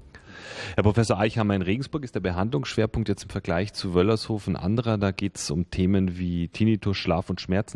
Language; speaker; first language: German; native; German